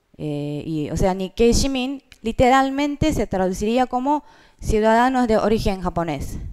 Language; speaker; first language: Spanish; non-native, fluent; Japanese